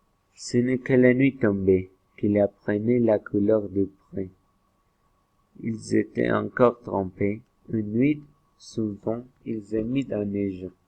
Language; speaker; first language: French; non-native, learner; Spanish